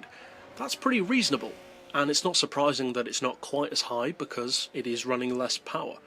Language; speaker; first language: English; native; English